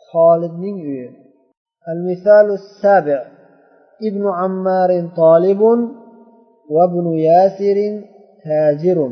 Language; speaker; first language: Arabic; non-native, fluent; Uzbek